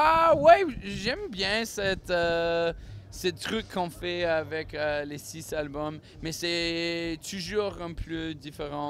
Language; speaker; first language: French; non-native, learner; English